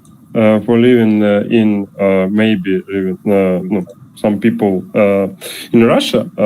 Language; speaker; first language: English; non-native, learner; Russian